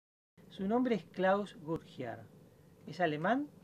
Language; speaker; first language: Spanish; native; Spanish